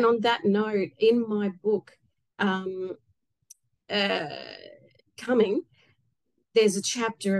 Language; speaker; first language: English; native; English